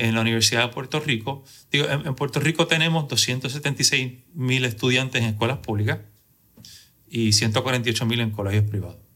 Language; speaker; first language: Spanish; native; Spanish